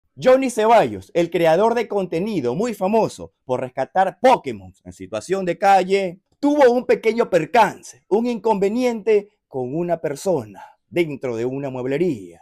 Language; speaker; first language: Spanish; native; Spanish